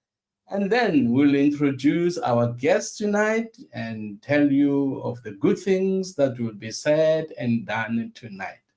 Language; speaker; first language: English; non-native, local second language; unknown